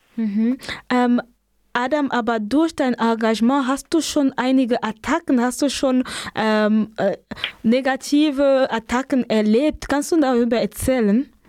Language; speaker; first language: German; non-native, fluent; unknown